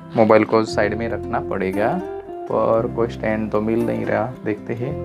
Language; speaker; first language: Hindi; non-native, local second language; Gujarati